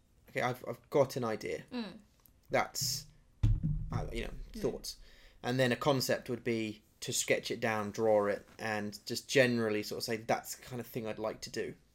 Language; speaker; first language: English; native; English